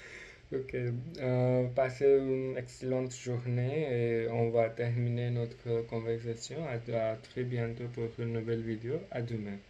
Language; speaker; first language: French; non-native, learner; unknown